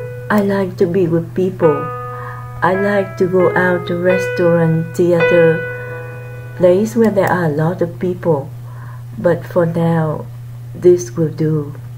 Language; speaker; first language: English; non-native, fluent; Vietnamese